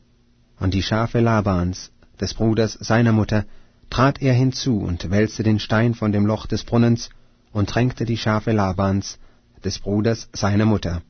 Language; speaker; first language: German; native; German